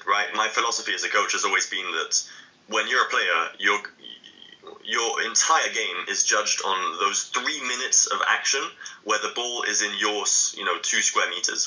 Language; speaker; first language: English; native; English